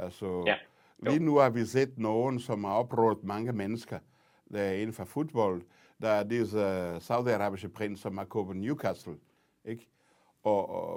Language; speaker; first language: Danish; non-native, fluent; Portuguese